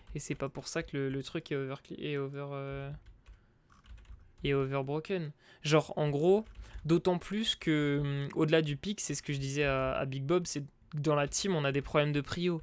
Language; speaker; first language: French; native; French